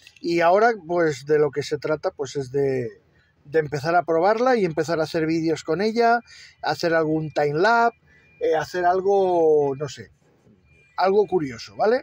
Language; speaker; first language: Spanish; native; Spanish